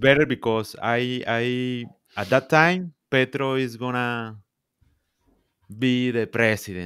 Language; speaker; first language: English; non-native, learner; Spanish